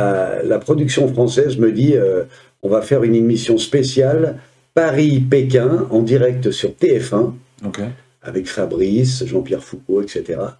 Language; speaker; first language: French; native; French